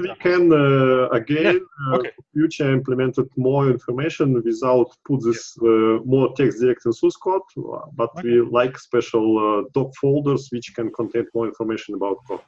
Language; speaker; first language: English; non-native, learner; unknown